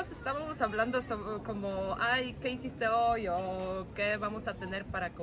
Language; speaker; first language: Spanish; non-native, fluent; Polish